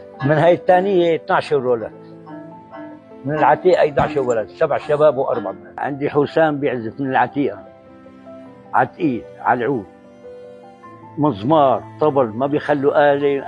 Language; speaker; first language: Arabic; native; Arabic